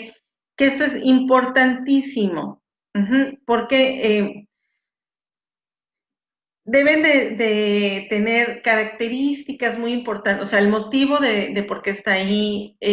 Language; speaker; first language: Spanish; native; Spanish